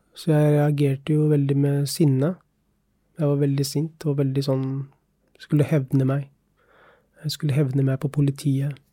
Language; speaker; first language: Norwegian; early bilingual, other home language; Urdu